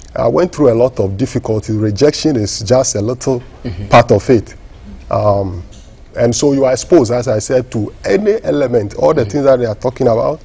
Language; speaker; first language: English; non-native, local second language; Ewe